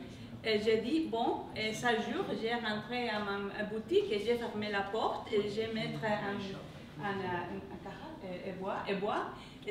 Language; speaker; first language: French; non-native, learner; English